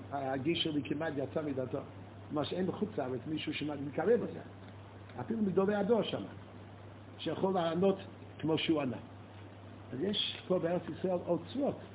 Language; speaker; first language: Hebrew; non-native, fluent; English